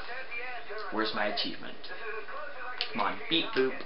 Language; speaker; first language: English; native; English